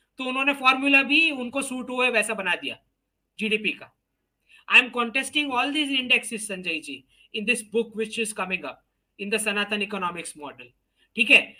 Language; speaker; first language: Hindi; native; Hindi